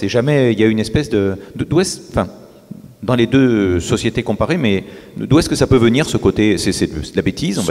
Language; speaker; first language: French; native; French